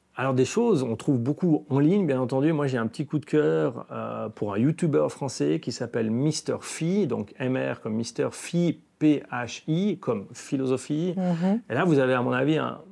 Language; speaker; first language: French; native; French